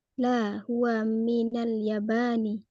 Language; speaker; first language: Arabic; non-native, learner; Indonesian